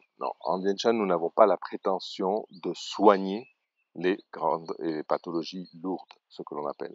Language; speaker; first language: French; native; French